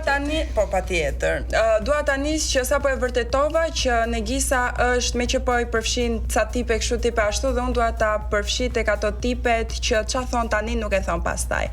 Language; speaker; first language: Albanian; native; Albanian